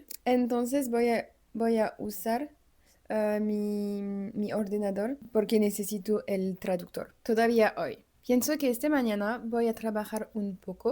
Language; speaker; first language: Spanish; non-native, learner; French